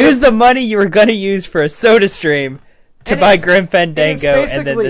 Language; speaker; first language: English; native; English